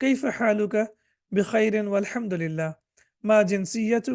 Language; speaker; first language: Arabic; non-native, fluent; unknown